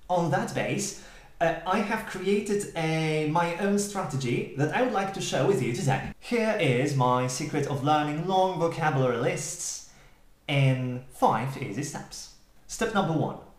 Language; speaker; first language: English; non-native, fluent; Polish